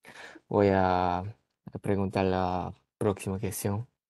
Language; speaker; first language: Spanish; early bilingual, heritage; Japanese